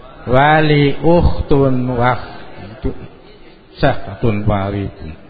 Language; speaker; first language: Arabic; non-native, learner; Indonesian